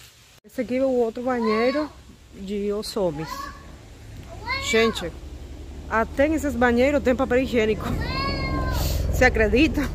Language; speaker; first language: Portuguese; non-native, fluent; Spanish